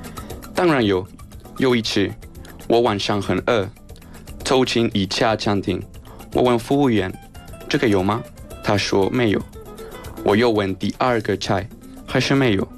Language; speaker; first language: Chinese; non-native, fluent; Spanish